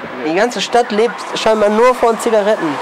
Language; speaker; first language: German; native; German